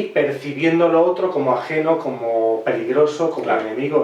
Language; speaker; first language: Spanish; native; Spanish